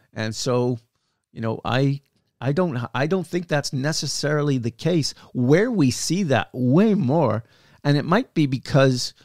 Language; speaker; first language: English; native; English